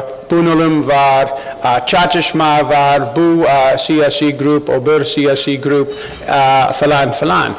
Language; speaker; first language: Turkish; non-native, learner; English